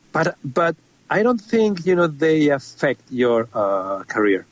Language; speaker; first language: English; non-native, fluent; Spanish